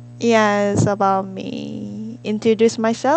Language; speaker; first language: English; non-native, learner; Korean